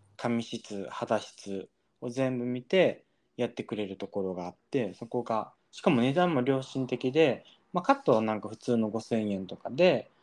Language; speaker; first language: Japanese; early bilingual, heritage; Japanese